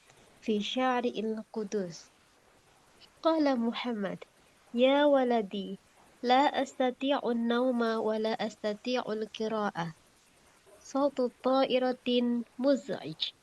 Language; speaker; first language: Arabic; non-native, learner; Indonesian